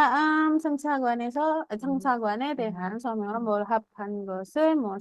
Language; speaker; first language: Korean; non-native, fluent; Indonesian